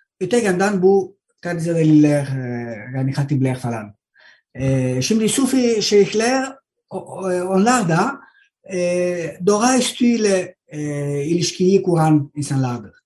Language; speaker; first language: Turkish; non-native, learner; Greek